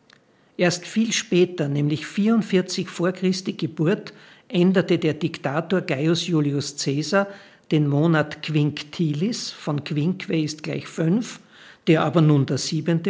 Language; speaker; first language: German; native; German